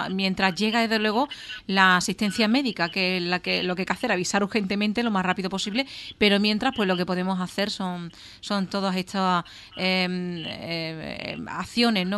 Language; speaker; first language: Spanish; native; Spanish